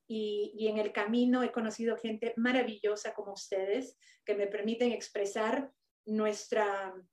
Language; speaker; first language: Spanish; native; Spanish